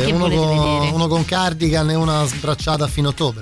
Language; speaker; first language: Italian; native; Italian